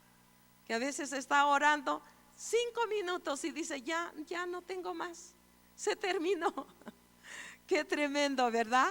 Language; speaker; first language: Spanish; native; Spanish